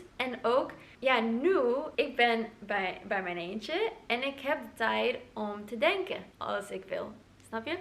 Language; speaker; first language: Dutch; non-native, learner; English